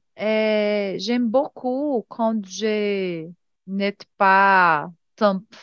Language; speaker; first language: French; non-native, learner; Portuguese